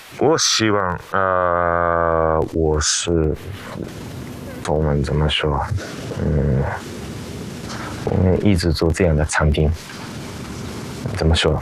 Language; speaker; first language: Chinese; non-native, learner; Japanese